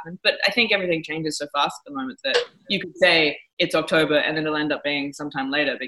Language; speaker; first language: English; native; English